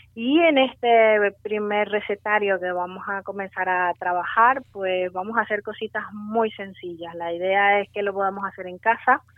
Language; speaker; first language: Spanish; native; Spanish